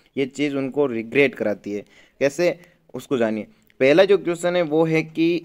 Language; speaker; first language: Hindi; native; Hindi